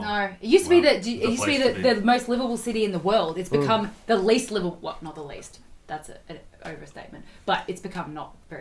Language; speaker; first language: English; native; English